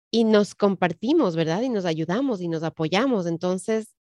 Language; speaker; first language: Spanish; native; Spanish